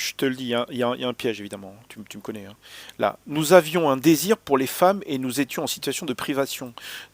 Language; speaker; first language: French; native; French